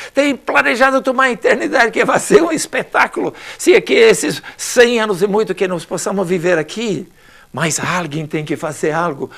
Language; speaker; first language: Portuguese; non-native, fluent; English